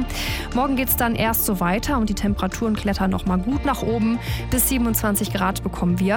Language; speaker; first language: German; native; German